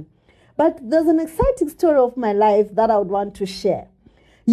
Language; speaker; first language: English; non-native, local second language; Shona